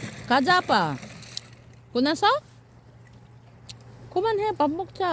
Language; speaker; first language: Korean; non-native, learner; Filipino